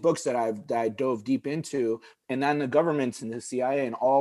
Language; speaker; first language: English; early bilingual, other home language; Arabic